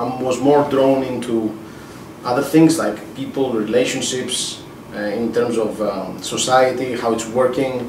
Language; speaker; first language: English; non-native, fluent; Greek